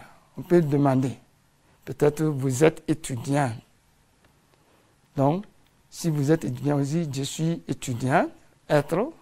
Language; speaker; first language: French; non-native, fluent; English